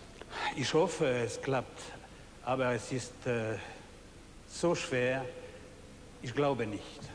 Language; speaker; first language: German; non-native, fluent; French